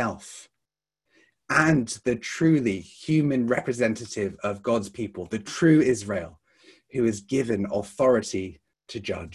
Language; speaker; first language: English; native; English